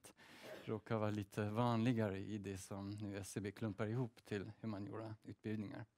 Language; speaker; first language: Swedish; early bilingual, heritage; Swedish